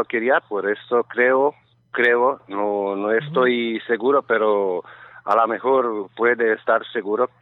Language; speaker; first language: Spanish; non-native, learner; Romanian